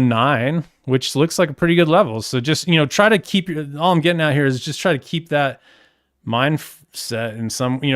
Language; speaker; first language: English; native; English